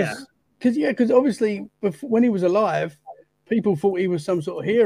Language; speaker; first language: English; native; English